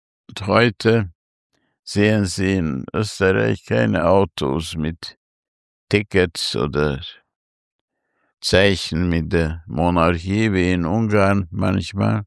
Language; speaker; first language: German; non-native, fluent; Hungarian